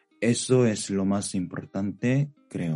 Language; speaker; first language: Spanish; non-native, fluent; Korean